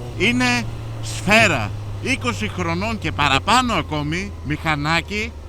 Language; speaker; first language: Greek; early bilingual, heritage; Greek